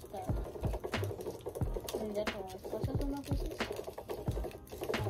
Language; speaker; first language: Spanish; early bilingual, heritage; Spanish